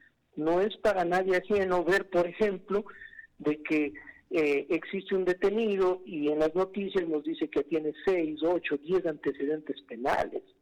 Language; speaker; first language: Spanish; native; Spanish